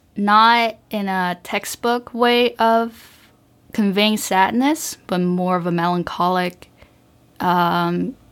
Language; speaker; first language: English; early bilingual, other home language; Korean